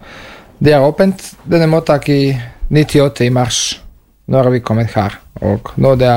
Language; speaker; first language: Norwegian; non-native, learner; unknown